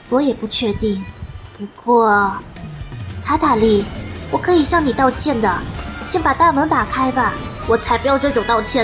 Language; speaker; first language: Chinese; native; Chinese